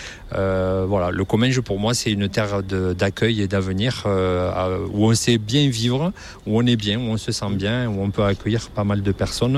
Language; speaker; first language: French; native; French